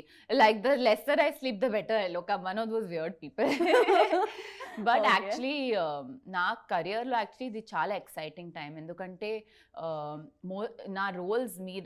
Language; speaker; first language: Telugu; non-native, learner; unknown